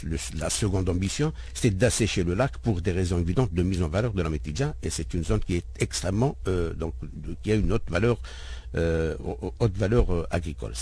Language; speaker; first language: French; non-native, local second language; Arabic